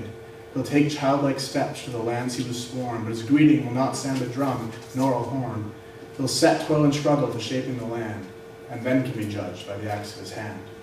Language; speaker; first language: English; native; English